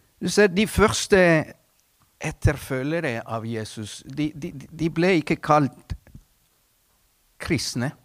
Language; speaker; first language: Norwegian; non-native, fluent; Spanish